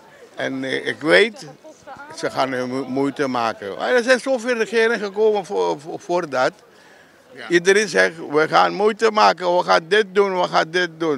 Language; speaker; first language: Dutch; non-native, local second language; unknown